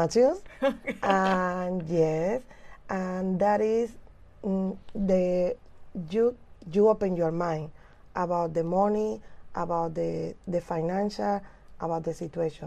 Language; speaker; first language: English; non-native, learner; Spanish